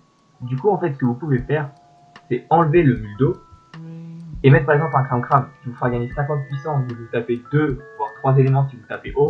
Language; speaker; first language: French; native; French